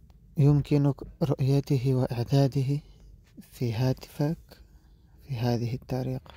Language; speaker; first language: Arabic; non-native, fluent; Pashto